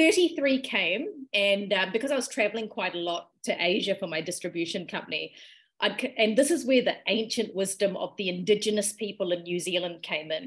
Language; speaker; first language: English; native; English